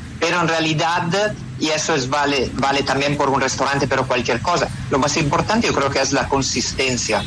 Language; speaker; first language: Spanish; non-native, fluent; Italian